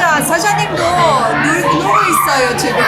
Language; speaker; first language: Korean; non-native, learner; Persian